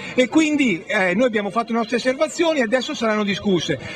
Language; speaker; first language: Italian; native; Italian